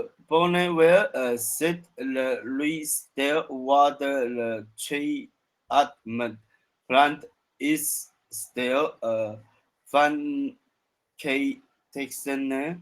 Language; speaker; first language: English; non-native, learner; Chinese